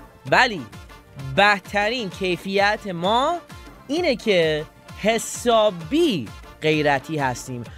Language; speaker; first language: Persian; non-native, learner; English